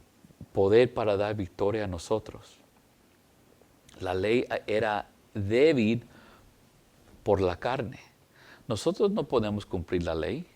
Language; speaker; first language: Spanish; early bilingual, heritage; English